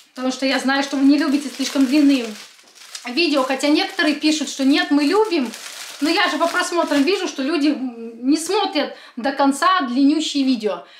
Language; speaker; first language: Russian; native; Russian